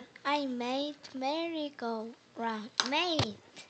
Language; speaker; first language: English; non-native, learner; Korean